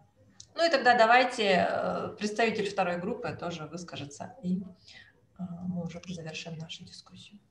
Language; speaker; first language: Russian; native; Russian